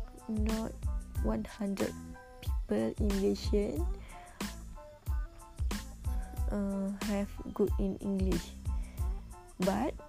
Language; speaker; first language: English; non-native, local second language; Malay